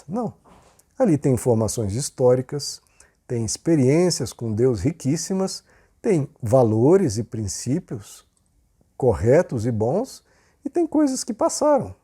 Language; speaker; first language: Portuguese; native; Portuguese